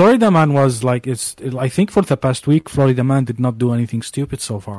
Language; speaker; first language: English; non-native, fluent; Arabic